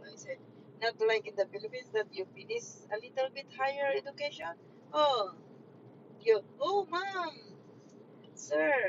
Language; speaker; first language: English; non-native, local second language; Filipino